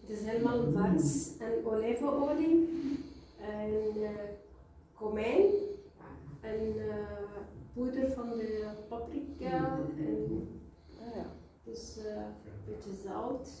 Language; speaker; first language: Dutch; non-native, learner; Kurdish